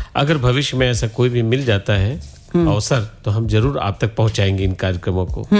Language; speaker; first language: Hindi; native; Hindi